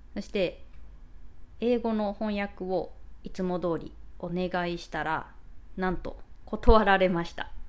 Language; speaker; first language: Japanese; native; Japanese